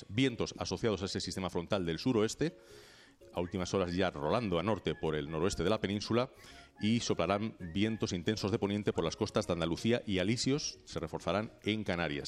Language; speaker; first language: Spanish; native; Spanish